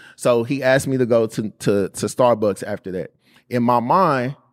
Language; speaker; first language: English; native; English